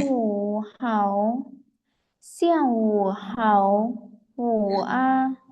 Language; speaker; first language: Chinese; non-native, learner; Lao